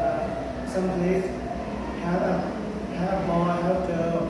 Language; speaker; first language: English; non-native, learner; Thai